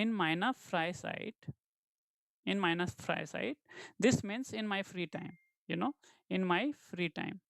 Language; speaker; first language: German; non-native, fluent; Hindi